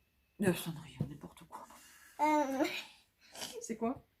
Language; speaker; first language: French; native; French